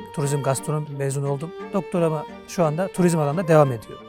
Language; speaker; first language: Turkish; native; Turkish